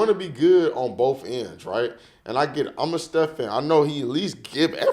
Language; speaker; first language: English; native; English